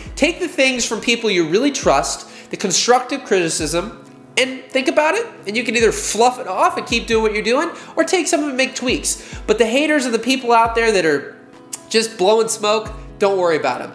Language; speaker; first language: English; native; English